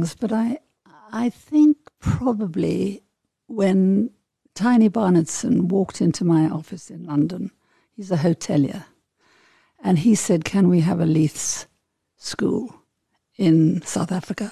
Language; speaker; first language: English; native; English